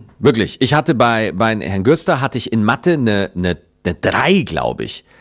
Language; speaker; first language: German; native; German